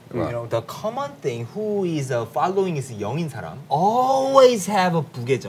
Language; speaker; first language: English; non-native, learner; Korean